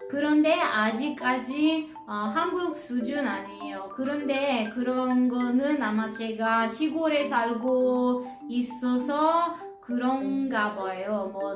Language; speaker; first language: Korean; non-native, learner; Italian